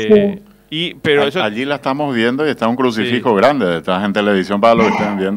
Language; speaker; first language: Spanish; native; Spanish